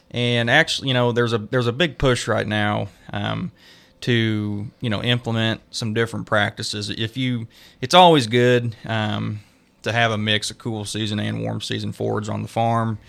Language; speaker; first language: English; native; English